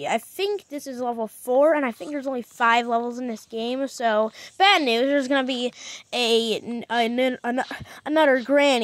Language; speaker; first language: English; native; English